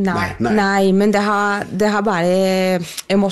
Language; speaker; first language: Norwegian; non-native, learner; Portuguese